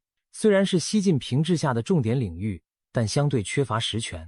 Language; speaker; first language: Chinese; native; Chinese